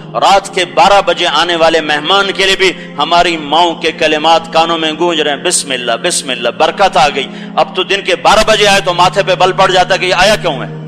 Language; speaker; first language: Urdu; non-native, local second language; Punjabi